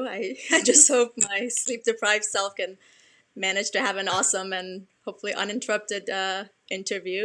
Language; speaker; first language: English; early bilingual, other home language; Persian